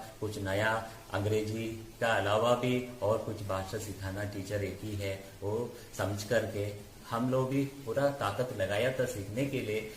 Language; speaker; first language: Hindi; non-native, local second language; Malayalam